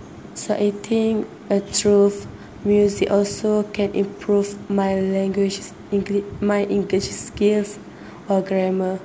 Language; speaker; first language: English; non-native, learner; Malay